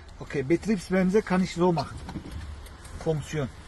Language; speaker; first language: German; non-native, fluent; Turkish